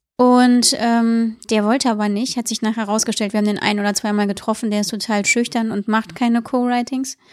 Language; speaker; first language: German; native; German